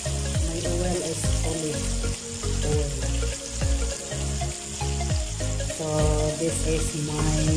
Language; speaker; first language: English; non-native, local second language; Filipino